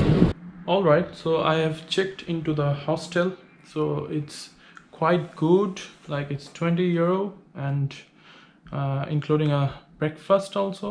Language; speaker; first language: English; non-native, learner; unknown